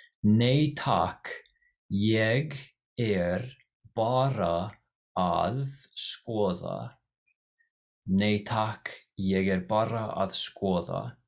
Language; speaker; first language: Icelandic; non-native, learner; English